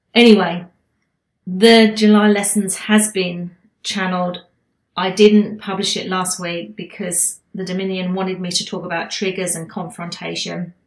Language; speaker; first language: English; native; English